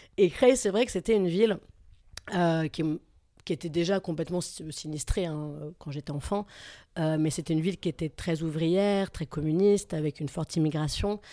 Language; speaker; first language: French; native; French